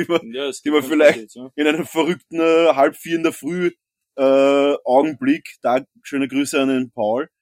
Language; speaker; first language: German; native; German